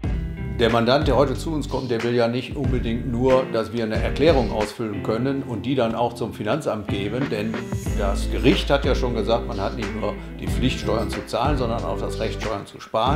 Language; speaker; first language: German; native; German